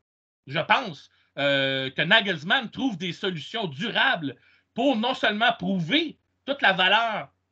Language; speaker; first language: French; native; French